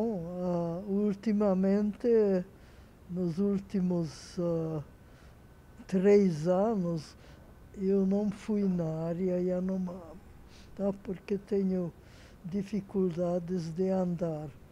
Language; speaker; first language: Portuguese; non-native, fluent; Hungarian